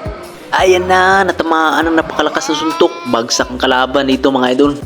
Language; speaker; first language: Filipino; native; Filipino